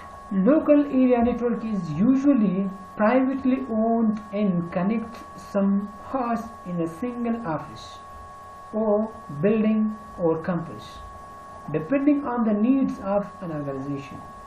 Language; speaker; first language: English; non-native, fluent; Persian